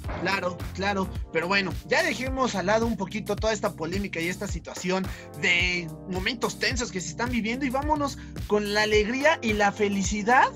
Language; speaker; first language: Spanish; native; Spanish